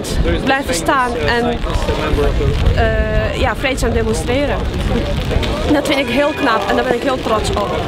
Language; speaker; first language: Dutch; non-native, fluent; Ukrainian